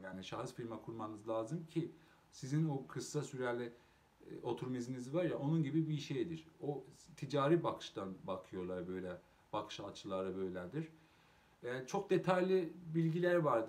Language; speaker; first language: Turkish; non-native, local second language; Azerbaijani